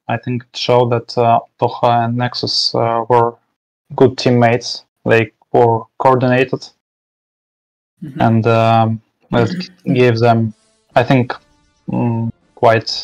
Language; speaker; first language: English; non-native, learner; Russian